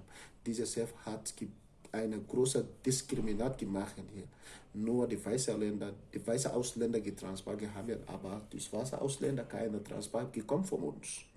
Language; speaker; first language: German; non-native, learner; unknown